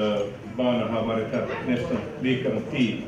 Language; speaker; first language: Swedish; non-native, local second language; Finnish